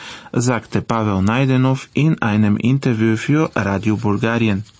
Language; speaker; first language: German; non-native, fluent; Bulgarian